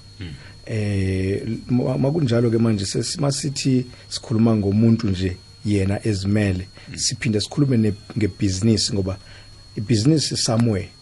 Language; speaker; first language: Zulu; non-native, local second language; Xhosa